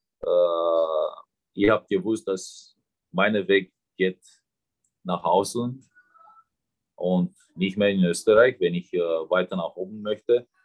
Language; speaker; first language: German; non-native, fluent; Romanian